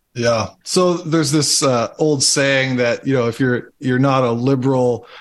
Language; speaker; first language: English; native; English